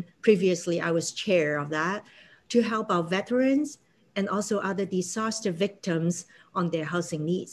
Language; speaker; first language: English; non-native, local second language; Cantonese